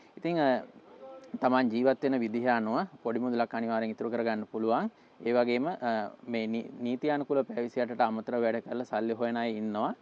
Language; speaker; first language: Sinhala; native; Sinhala